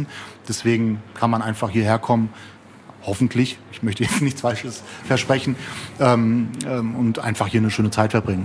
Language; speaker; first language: German; native; German